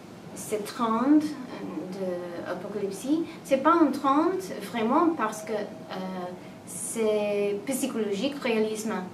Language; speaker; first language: French; non-native, learner; English